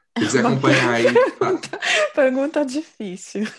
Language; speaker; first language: Portuguese; non-native, learner; Ukrainian